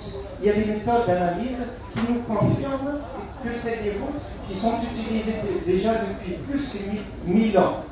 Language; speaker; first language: French; non-native, fluent; German